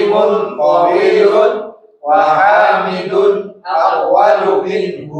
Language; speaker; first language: Arabic; non-native, learner; Indonesian